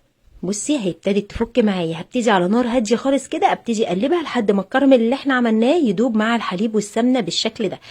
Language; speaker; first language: Arabic; native; Arabic